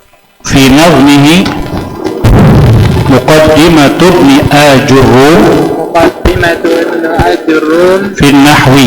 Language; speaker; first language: Arabic; non-native, fluent; Indonesian